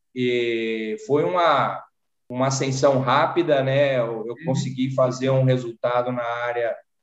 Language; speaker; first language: Portuguese; native; Portuguese